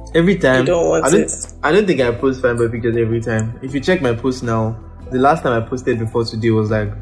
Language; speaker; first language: English; non-native, local second language; Yoruba